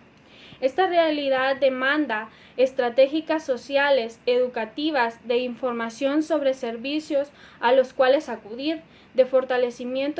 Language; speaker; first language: Spanish; native; Spanish